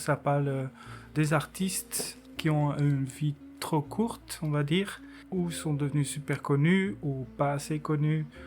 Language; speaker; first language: French; non-native, local second language; Dutch